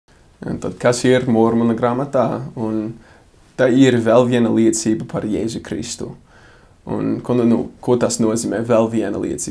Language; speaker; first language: Latvian; non-native, fluent; English